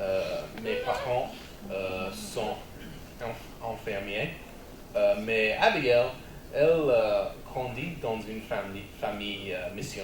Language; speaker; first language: French; non-native, learner; English